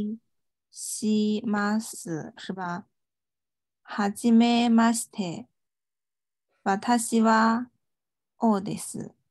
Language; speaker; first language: Japanese; non-native, fluent; Chinese